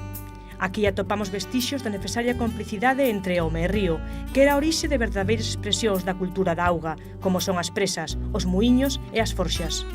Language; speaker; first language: Galician; native; Galician